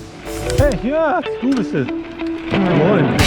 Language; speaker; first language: German; native; German